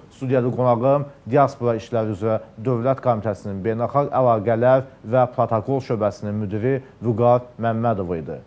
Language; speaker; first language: Azerbaijani; native; Azerbaijani